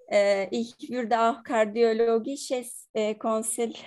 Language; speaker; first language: German; non-native, learner; Turkish